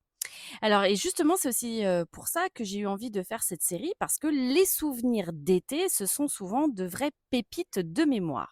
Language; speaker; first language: French; native; French